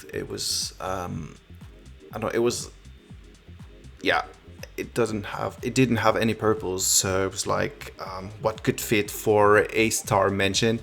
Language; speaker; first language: English; non-native, fluent; French